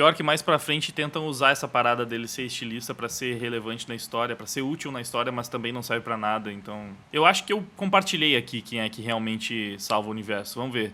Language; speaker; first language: Portuguese; native; Portuguese